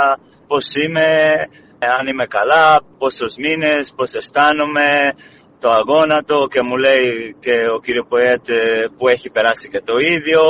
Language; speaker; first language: Greek; non-native, fluent; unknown